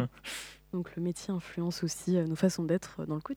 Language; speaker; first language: French; native; French